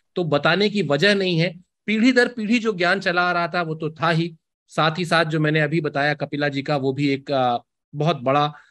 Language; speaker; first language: Hindi; native; Hindi